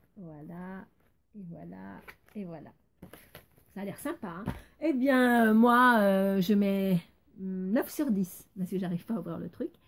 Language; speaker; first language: French; native; French